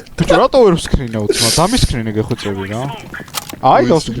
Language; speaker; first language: Georgian; native; Georgian